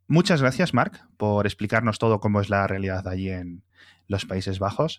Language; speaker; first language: Spanish; native; Spanish